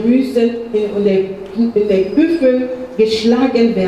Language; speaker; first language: German; non-native, fluent; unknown